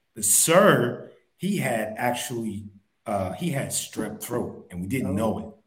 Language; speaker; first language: English; native; English